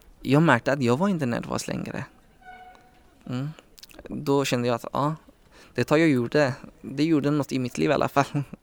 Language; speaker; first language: Swedish; non-native, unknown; Persian